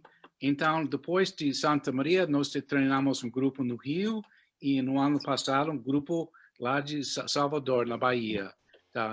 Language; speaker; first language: Portuguese; non-native, fluent; English